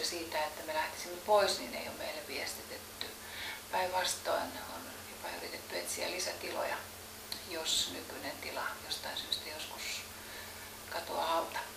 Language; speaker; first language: Finnish; native; Finnish